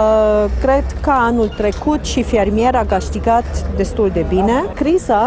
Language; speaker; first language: Romanian; non-native, fluent; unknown